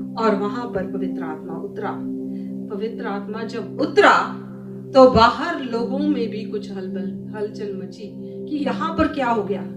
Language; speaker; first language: Hindi; native; Hindi